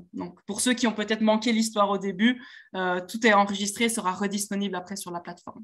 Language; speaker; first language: French; native; French